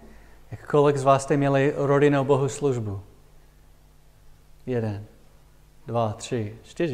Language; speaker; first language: Czech; non-native, fluent; English